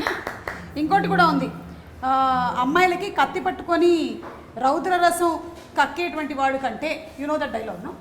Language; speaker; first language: Telugu; native; Telugu